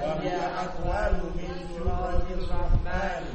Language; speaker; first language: Arabic; non-native, learner; Indonesian